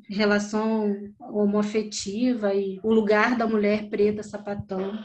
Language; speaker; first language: Portuguese; native; Portuguese